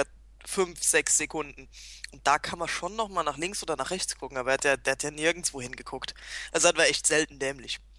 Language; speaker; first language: German; native; German